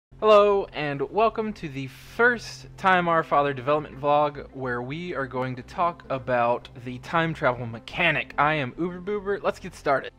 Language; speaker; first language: English; native; English